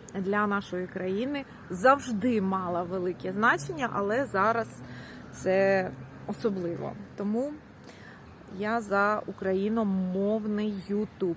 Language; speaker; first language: Ukrainian; non-native, local second language; Russian